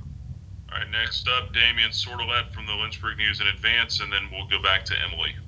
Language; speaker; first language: English; native; English